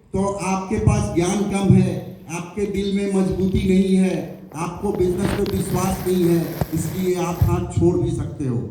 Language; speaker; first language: Hindi; non-native, local second language; Bangla